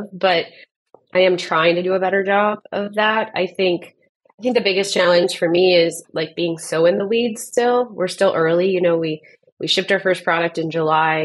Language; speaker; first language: English; native; English